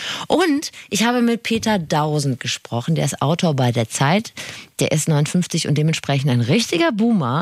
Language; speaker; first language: German; native; German